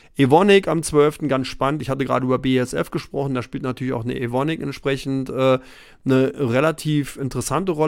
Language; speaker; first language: German; native; German